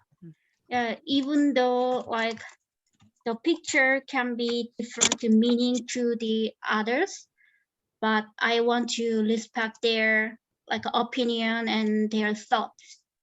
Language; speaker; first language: English; non-native, fluent; Korean